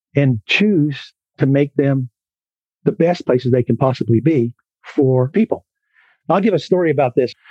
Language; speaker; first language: English; native; English